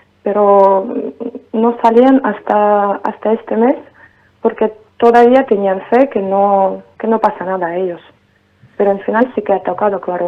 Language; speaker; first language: Spanish; non-native, fluent; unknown